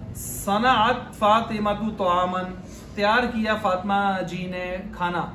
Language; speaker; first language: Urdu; non-native, local second language; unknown